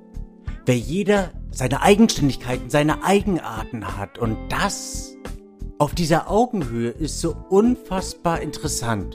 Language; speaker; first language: German; native; German